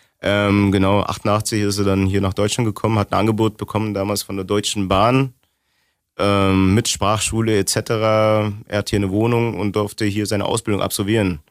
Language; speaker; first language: German; native; German